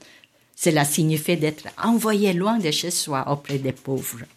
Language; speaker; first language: French; non-native, fluent; Filipino